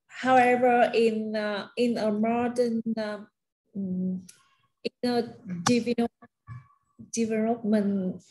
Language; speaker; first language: English; non-native, learner; Vietnamese